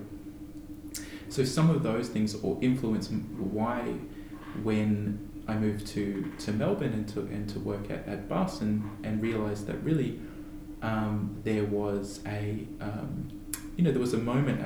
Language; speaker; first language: English; native; English